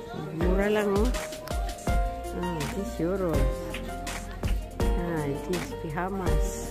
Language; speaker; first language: Spanish; non-native, learner; Filipino